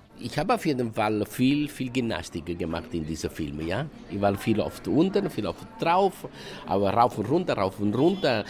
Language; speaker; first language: German; non-native, fluent; Italian